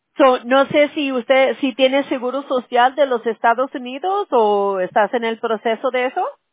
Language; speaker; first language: Spanish; early bilingual, heritage; Spanish